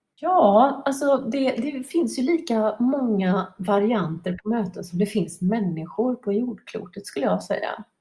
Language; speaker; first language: Swedish; native; Swedish